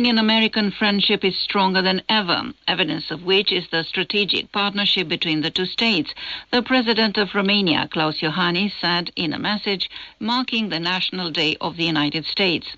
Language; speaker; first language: English; non-native, fluent; Romanian